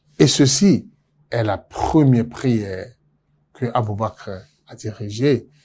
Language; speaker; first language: French; non-native, local second language; Yoruba